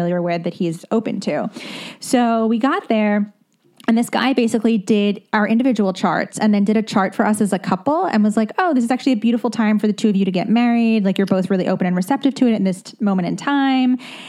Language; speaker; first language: English; native; English